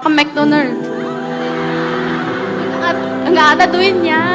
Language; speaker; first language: Indonesian; non-native, learner; Korean